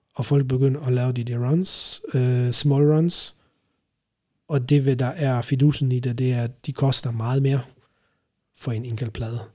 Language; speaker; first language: Danish; non-native, fluent; Polish